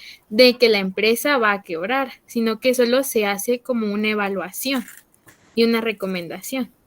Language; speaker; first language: Spanish; native; Spanish